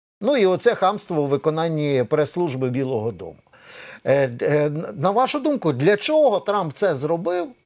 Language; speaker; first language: Ukrainian; native; Ukrainian